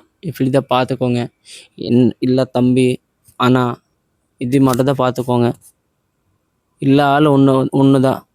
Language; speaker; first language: Tamil; non-native, learner; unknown